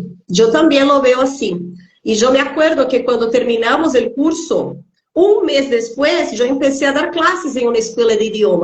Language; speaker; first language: Spanish; non-native, fluent; Portuguese